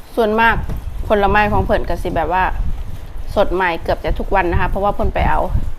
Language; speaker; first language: Thai; native; Thai